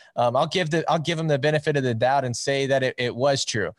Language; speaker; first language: English; native; English